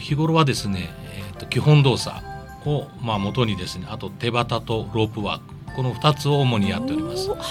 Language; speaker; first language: Japanese; native; Japanese